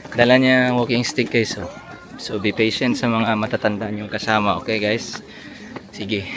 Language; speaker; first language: Filipino; native; Filipino